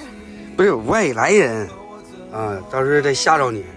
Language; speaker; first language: Chinese; native; Chinese